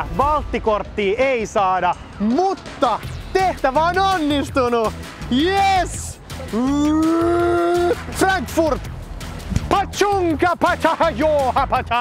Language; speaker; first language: Finnish; native; Finnish